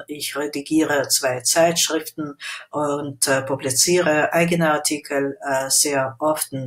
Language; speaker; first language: German; non-native, fluent; Russian